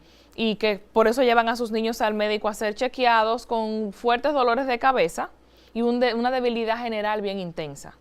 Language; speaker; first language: Spanish; native; Spanish